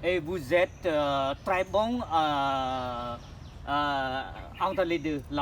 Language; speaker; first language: French; non-native, fluent; Khmer